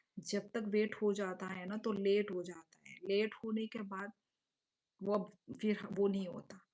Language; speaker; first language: Hindi; non-native, local second language; Kok Borok